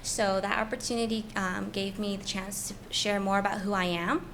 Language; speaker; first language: English; native; English